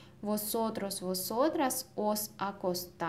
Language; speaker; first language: Spanish; non-native, fluent; Russian